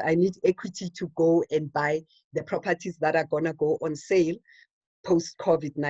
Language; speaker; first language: English; non-native, local second language; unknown